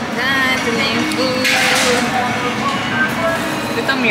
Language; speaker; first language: Filipino; native; Filipino